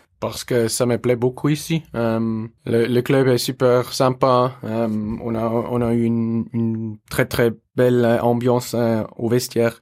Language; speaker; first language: French; non-native, learner; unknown